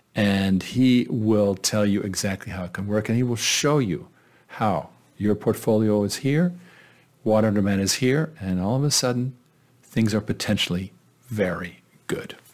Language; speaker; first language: English; native; English